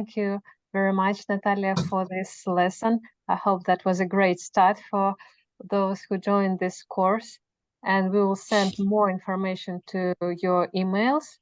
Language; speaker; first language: English; non-native, fluent; Russian